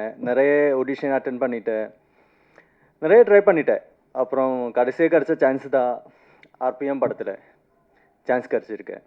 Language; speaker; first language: Tamil; non-native, fluent; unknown